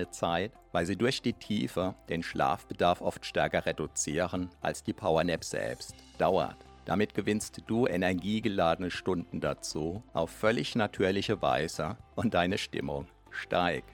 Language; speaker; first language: German; native; German